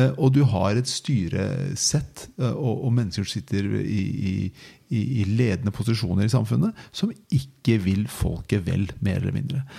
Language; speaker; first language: Norwegian; non-native, fluent; Persian